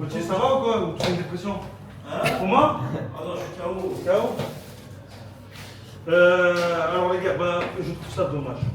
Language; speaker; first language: French; native; French